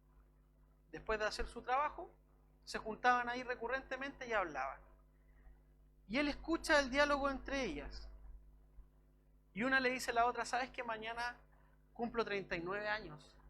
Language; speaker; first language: Spanish; native; Spanish